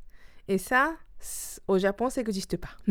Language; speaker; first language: French; non-native, learner; Japanese